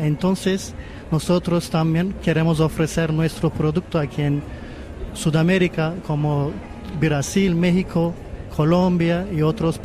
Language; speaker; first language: Spanish; non-native, fluent; Turkish